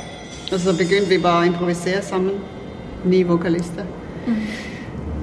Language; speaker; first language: Danish; non-native, fluent; Finnish